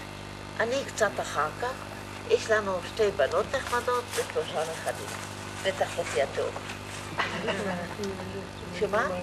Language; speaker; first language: Hebrew; early bilingual, other home language; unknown